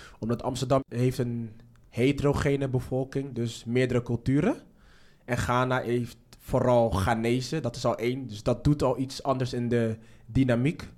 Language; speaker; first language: Dutch; early bilingual, other home language; Akan